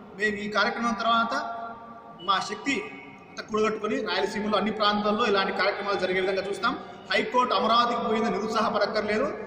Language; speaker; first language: Telugu; native; Telugu